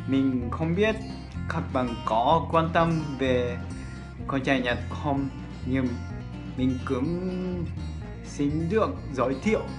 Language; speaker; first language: Vietnamese; non-native, fluent; Japanese